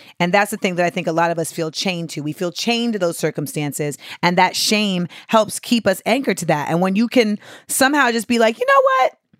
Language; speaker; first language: English; native; English